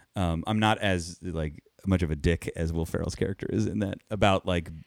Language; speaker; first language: English; native; English